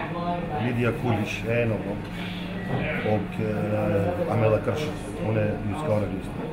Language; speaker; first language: Swedish; early bilingual, other home language; Macedonian